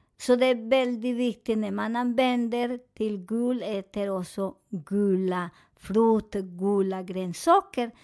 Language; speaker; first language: Swedish; non-native, fluent; Spanish